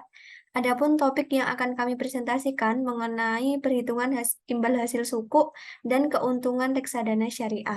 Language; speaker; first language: Indonesian; native; Indonesian